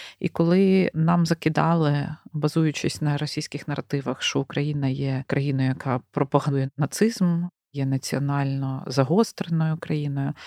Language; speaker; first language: Ukrainian; native; Ukrainian